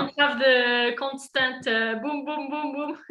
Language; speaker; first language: English; non-native, fluent; French